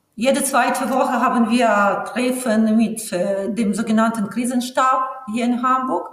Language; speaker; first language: German; non-native, fluent; Ukrainian